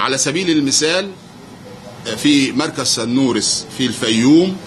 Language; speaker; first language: Arabic; native; Arabic